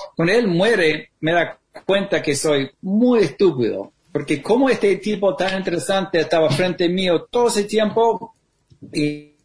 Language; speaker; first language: Spanish; non-native, fluent; English